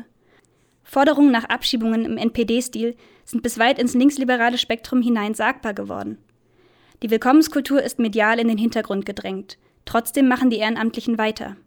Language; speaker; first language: German; native; German